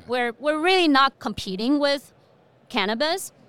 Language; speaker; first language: English; non-native, fluent; Chinese